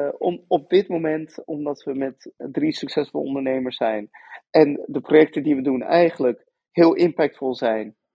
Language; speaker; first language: Dutch; early bilingual, other home language; Persian